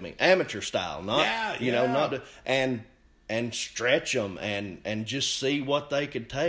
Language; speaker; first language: English; native; English